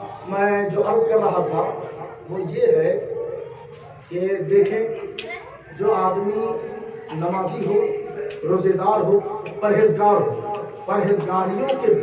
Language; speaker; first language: Urdu; native; Urdu